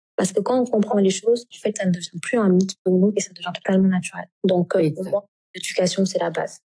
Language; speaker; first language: French; non-native, local second language; Wolof